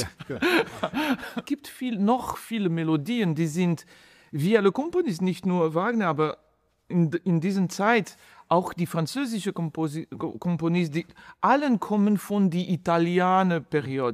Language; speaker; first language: German; non-native, fluent; French